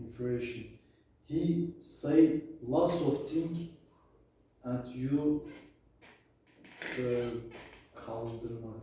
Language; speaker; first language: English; non-native, learner; Turkish